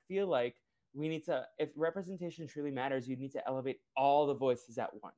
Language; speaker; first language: English; early bilingual, other home language; Portuguese